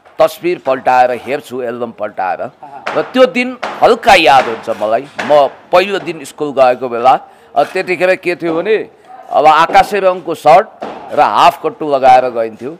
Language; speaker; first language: Nepali; native; Nepali